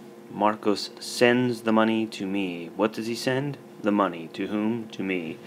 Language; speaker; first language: English; native; English